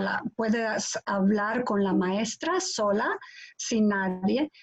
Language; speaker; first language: Spanish; non-native, fluent; English